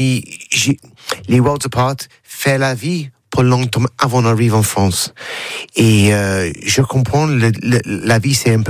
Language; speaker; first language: French; non-native, learner; English